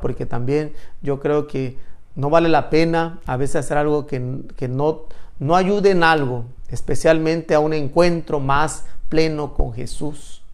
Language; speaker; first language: Spanish; native; Spanish